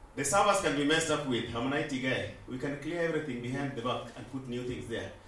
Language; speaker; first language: English; non-native, local second language; Luo (Kenya and Tanzania)